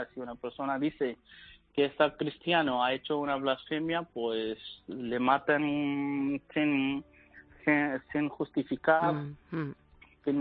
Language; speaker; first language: Spanish; non-native, learner; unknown